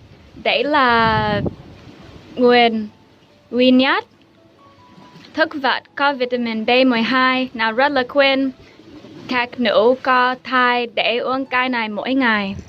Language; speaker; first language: Vietnamese; non-native, fluent; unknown